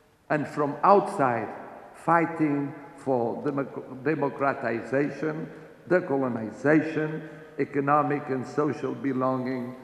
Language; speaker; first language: English; non-native, fluent; Portuguese